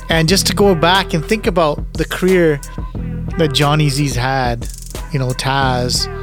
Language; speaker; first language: English; early bilingual, other home language; Punjabi